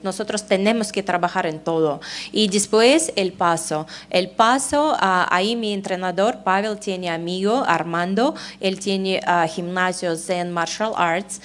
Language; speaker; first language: Spanish; non-native, fluent; Russian